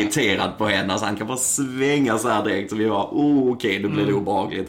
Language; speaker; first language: Swedish; native; Swedish